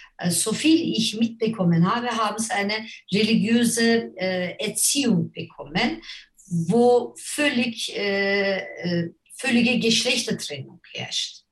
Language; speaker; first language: German; non-native, fluent; Turkish